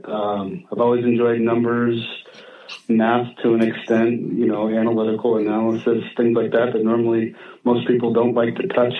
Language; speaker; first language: English; native; English